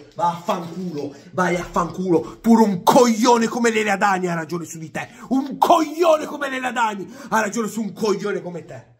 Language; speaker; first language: Italian; native; Italian